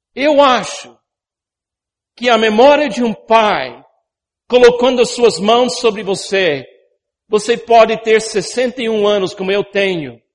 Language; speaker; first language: Portuguese; non-native, fluent; English